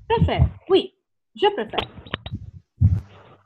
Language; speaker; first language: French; non-native, fluent; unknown